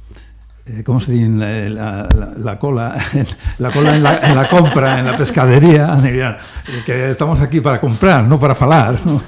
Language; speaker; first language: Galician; non-native, learner; Spanish